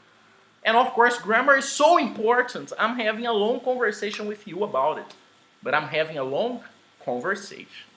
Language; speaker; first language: English; non-native, fluent; Portuguese